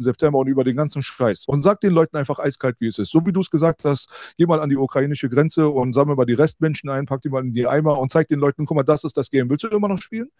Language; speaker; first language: German; early bilingual, other home language; Persian